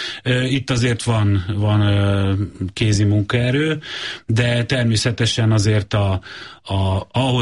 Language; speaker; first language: Hungarian; native; Hungarian